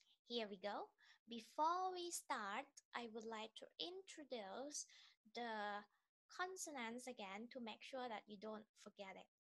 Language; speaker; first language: English; non-native, fluent; Thai